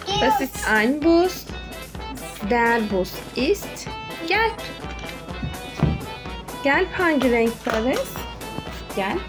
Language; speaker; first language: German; non-native, learner; Turkish